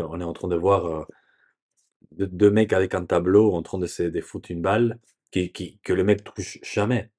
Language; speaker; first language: French; non-native, learner; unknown